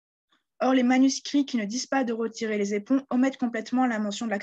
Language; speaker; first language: French; native; French